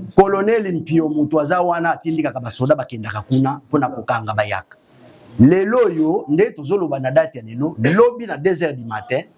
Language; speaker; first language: Lingala; non-native, local second language; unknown